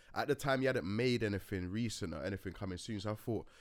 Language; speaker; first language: English; native; English